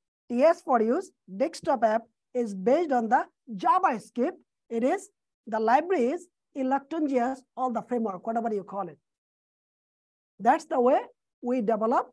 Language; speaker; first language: English; non-native, fluent; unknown